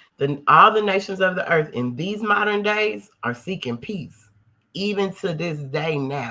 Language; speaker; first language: English; native; English